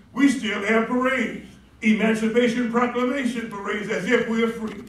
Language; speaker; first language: English; native; English